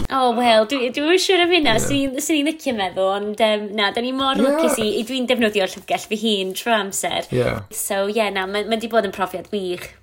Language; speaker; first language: Welsh; non-native, local second language; English